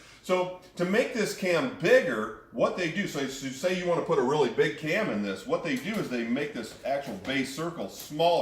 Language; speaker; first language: English; native; English